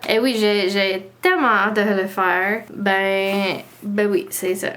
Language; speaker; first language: French; non-native, learner; English